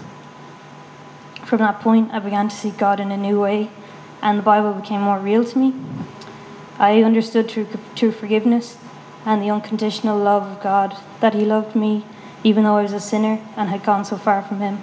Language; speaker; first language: English; native; English